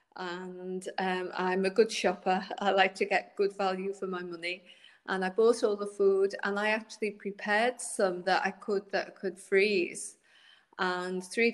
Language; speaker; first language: English; native; English